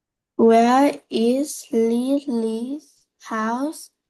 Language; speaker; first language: English; non-native, learner; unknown